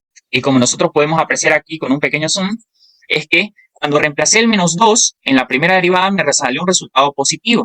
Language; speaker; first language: Spanish; native; Spanish